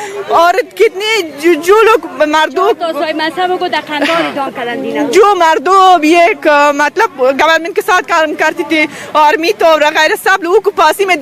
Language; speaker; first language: Hindi; non-native, learner; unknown